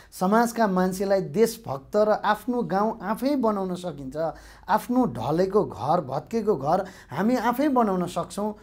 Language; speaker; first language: Nepali; native; Nepali